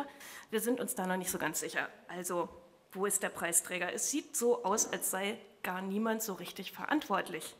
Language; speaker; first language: German; native; German